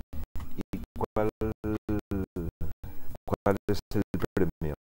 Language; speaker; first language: Spanish; native; Spanish